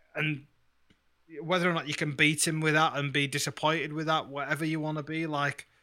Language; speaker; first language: English; native; English